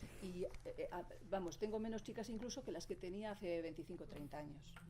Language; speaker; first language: Spanish; native; Spanish